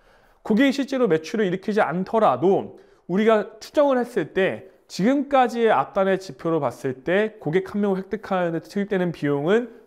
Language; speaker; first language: Korean; native; Korean